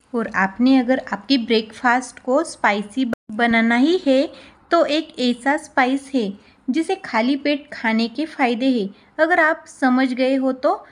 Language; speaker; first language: Hindi; non-native, local second language; Marathi